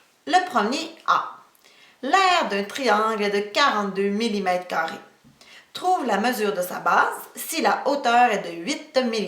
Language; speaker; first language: French; native; French